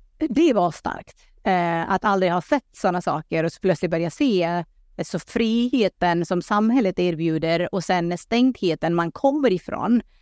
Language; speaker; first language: Swedish; early bilingual, other home language; Pashto